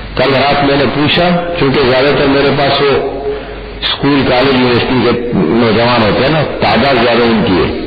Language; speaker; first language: Urdu; non-native, local second language; Pashto